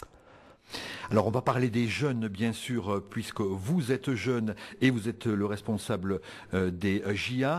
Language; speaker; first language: French; native; French